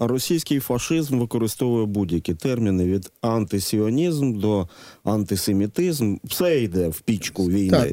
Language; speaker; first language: Ukrainian; native; Ukrainian